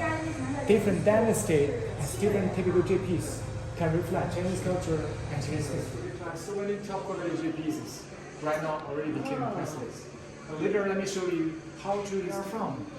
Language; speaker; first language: English; non-native, learner; Chinese